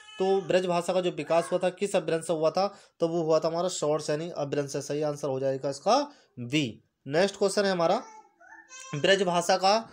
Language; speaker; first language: Hindi; native; Hindi